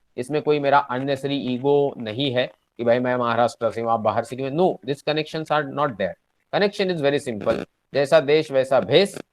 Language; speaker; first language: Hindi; non-native, local second language; Marathi